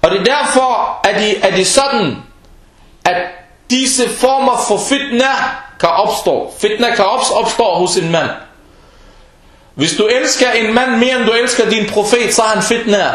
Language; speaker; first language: Danish; early bilingual, other home language; Arabic